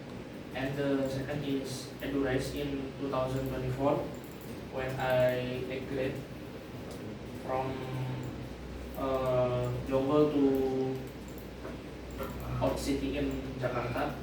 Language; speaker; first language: English; non-native, learner; Indonesian